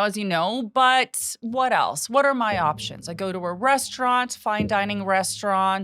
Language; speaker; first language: English; native; English